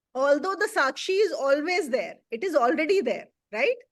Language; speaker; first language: English; non-native, local second language; Hindi